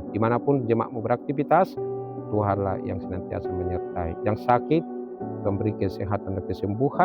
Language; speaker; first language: Indonesian; native; Indonesian